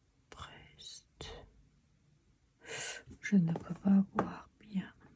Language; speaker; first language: French; non-native, learner; Chinese